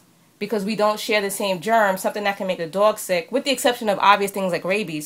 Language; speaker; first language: English; native; English